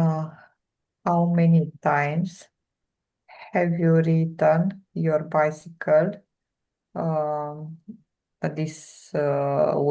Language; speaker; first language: English; non-native, learner; Romanian